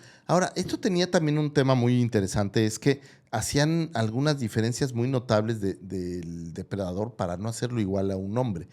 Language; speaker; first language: Spanish; native; Spanish